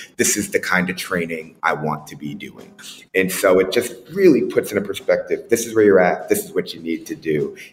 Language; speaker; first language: English; native; English